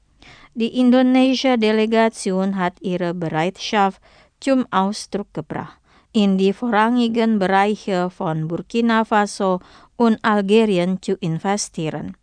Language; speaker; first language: German; non-native, fluent; Indonesian